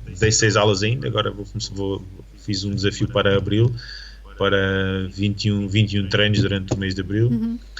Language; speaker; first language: Portuguese; native; Portuguese